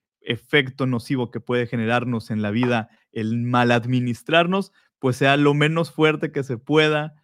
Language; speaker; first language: Spanish; native; Spanish